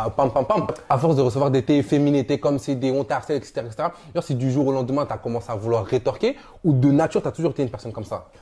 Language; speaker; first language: French; native; French